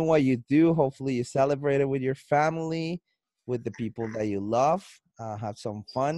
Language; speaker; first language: English; non-native, fluent; Spanish